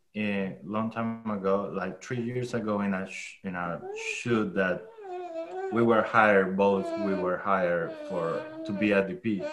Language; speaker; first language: English; non-native, fluent; Spanish